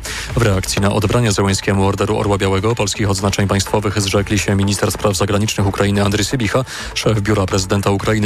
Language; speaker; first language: Polish; native; Polish